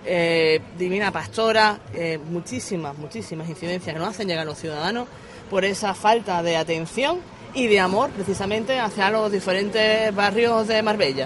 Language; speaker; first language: Spanish; native; Spanish